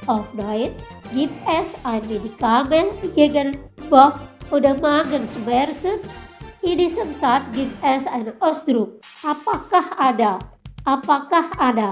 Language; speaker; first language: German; non-native, fluent; Indonesian